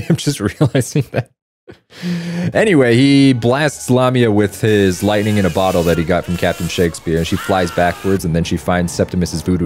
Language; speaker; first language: English; native; English